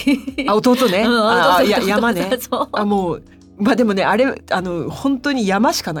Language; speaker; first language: Japanese; native; Japanese